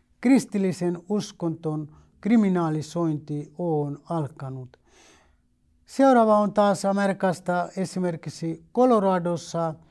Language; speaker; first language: Finnish; non-native, fluent; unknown